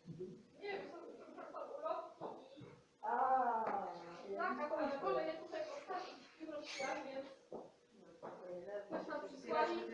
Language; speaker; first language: Polish; native; Polish